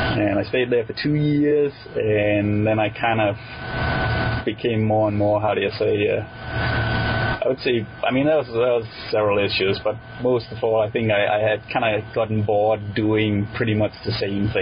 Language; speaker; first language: English; non-native, fluent; Danish